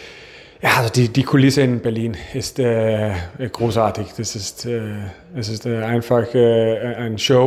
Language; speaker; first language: German; non-native, fluent; Danish